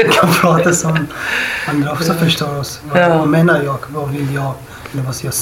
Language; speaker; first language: Swedish; non-native, learner; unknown